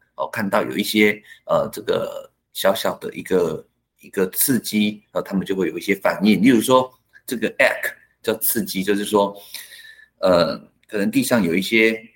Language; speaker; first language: Chinese; non-native, local second language; Hakka Chinese